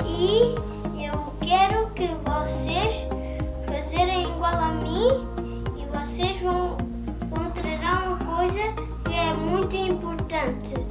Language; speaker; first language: Portuguese; early bilingual, other home language; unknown